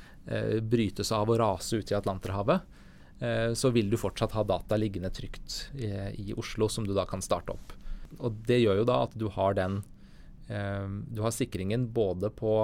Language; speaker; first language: Norwegian; native; Norwegian